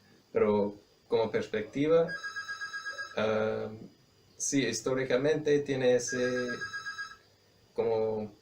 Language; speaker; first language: Spanish; non-native, fluent; English